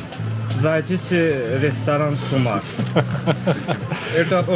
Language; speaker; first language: Russian; non-native, local second language; Azerbaijani